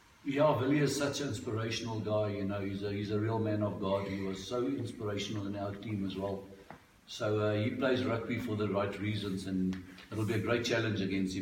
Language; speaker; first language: English; non-native, local second language; Afrikaans